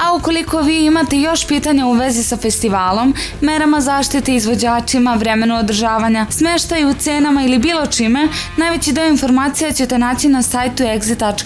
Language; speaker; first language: Serbian; native; Serbian